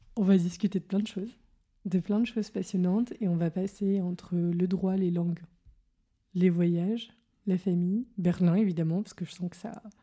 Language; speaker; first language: French; native; French